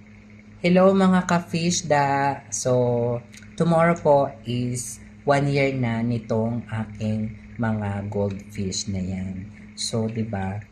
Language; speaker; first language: Filipino; native; Filipino